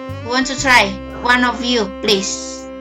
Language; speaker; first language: English; non-native, learner; Indonesian